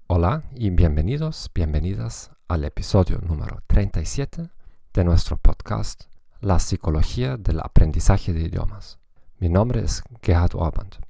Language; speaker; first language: Spanish; non-native, fluent; German